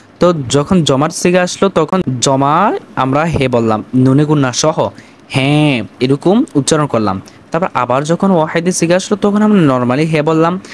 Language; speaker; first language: Bangla; native; Bangla